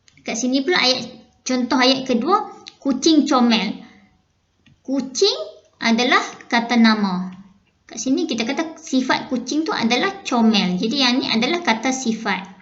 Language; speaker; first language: Malay; native; Malay